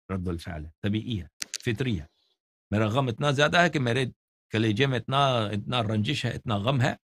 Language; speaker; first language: Urdu; non-native, fluent; Persian